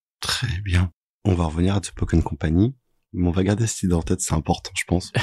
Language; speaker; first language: French; native; French